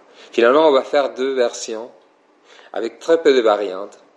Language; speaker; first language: French; non-native, fluent; Spanish